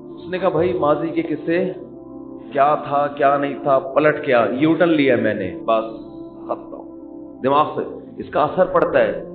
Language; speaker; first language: Urdu; native; Urdu